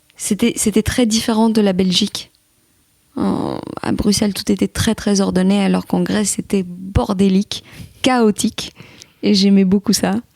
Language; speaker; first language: French; early bilingual, other home language; Greek